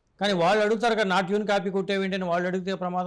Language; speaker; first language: Telugu; native; Telugu